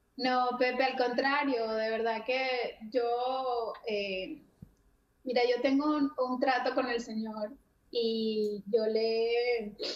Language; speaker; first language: Spanish; native; Spanish